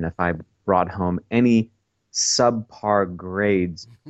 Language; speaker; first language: English; native; English